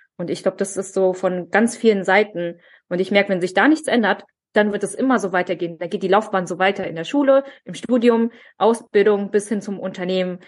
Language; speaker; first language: German; early bilingual, other home language; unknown